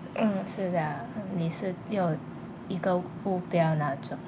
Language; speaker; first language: Chinese; non-native, fluent; Cantonese